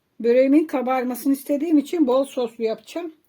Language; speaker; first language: Turkish; native; Turkish